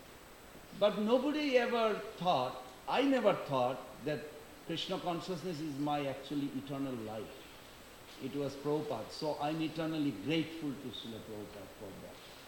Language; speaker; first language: English; non-native, local second language; Bangla